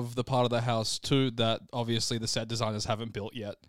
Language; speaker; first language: English; non-native, local second language; Serbian